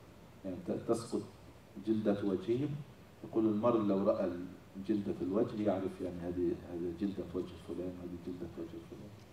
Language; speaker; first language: Arabic; native; Arabic